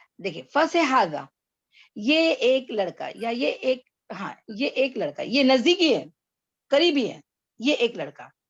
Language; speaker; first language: Urdu; native; Urdu